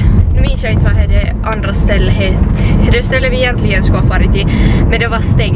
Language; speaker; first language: Swedish; native; Swedish